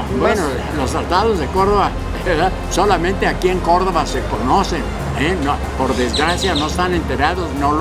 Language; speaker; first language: Spanish; native; Spanish